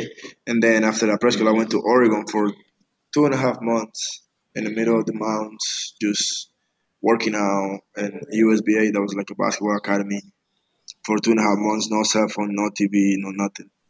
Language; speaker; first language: English; non-native, fluent; Spanish